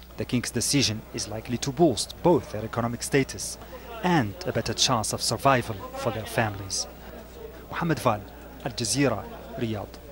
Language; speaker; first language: English; non-native, fluent; Arabic